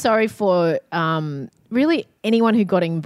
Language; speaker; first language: English; native; English